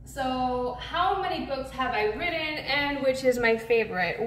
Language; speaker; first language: English; native; English